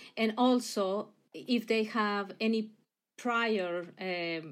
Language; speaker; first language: English; non-native, fluent; Spanish